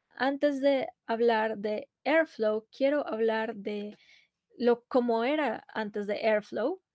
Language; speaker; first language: Spanish; non-native, fluent; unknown